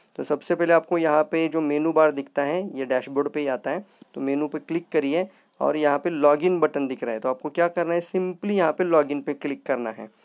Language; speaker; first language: Hindi; non-native, local second language; Marathi